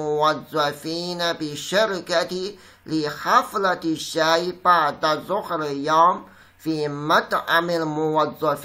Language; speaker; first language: Arabic; non-native, fluent; Chinese